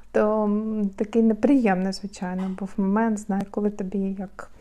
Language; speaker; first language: Ukrainian; native; Ukrainian